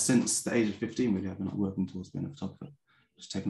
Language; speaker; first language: English; native; English